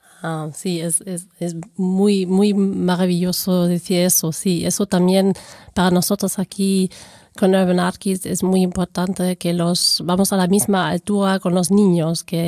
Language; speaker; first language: Spanish; non-native, fluent; German